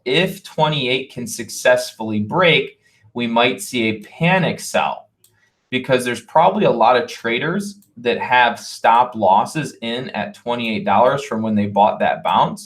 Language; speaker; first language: English; native; English